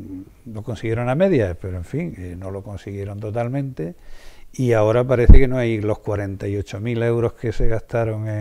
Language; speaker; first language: Spanish; native; Spanish